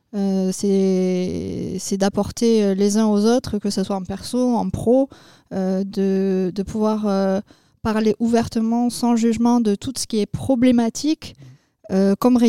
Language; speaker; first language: French; native; French